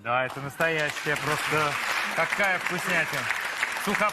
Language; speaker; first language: Russian; native; Russian